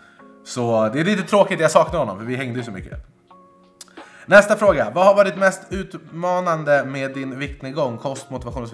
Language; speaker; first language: Swedish; native; Swedish